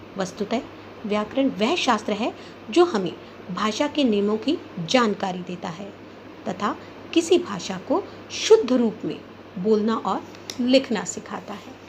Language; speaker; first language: Hindi; native; Hindi